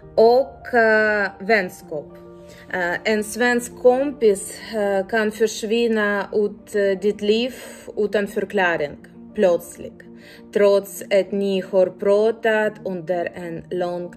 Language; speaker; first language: Swedish; non-native, learner; Ukrainian